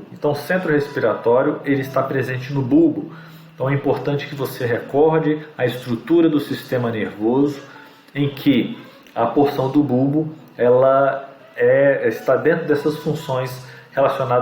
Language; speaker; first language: Portuguese; native; Portuguese